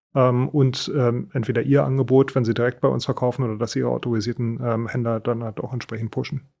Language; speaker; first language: German; native; German